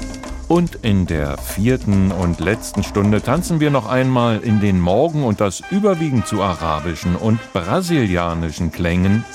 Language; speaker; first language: German; native; German